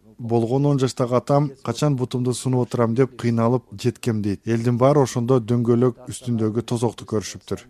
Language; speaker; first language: Kyrgyz; non-native, local second language; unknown